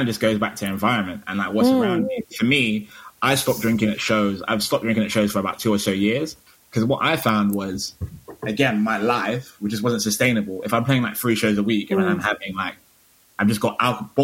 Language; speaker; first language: English; native; English